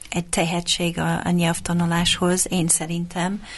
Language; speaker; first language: Hungarian; non-native, fluent; English